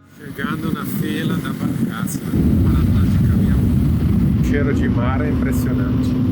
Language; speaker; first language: Portuguese; non-native, fluent; Italian